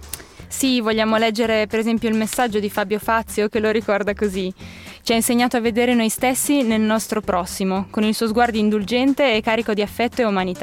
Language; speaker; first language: Italian; native; Italian